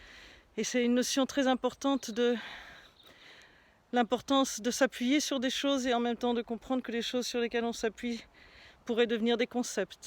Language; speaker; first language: French; native; French